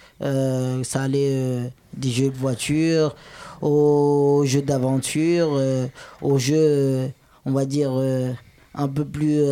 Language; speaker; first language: French; native; French